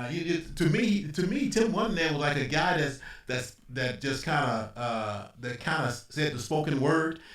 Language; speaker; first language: English; native; English